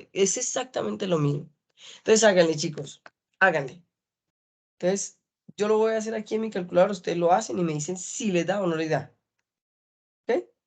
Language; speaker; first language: Spanish; native; Spanish